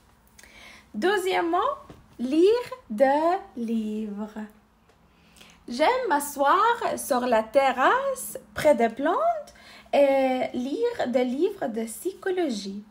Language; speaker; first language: French; non-native, learner; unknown